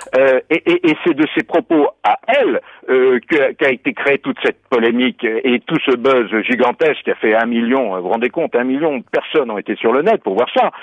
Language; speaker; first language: French; native; French